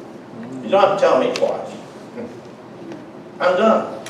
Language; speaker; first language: English; native; English